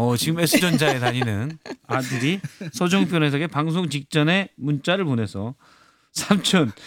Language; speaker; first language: Korean; native; Korean